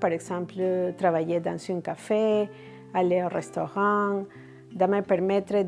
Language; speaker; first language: French; non-native, fluent; Spanish